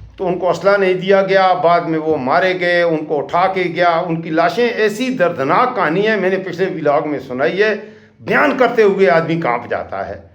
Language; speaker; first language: Urdu; non-native, local second language; Punjabi